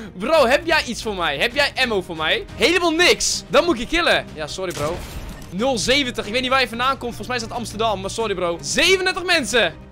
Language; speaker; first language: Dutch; native; Dutch